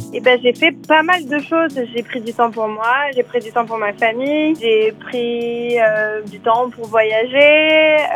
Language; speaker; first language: French; native; French